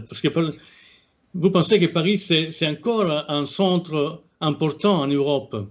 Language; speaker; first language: French; non-native, fluent; Italian